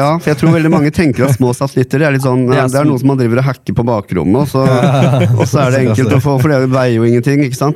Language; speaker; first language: Norwegian; native; Norwegian